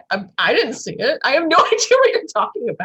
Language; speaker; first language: English; native; English